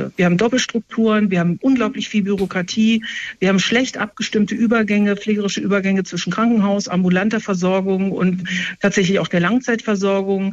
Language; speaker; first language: German; native; German